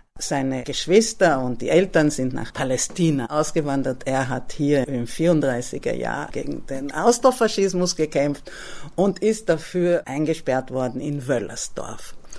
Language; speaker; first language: German; native; German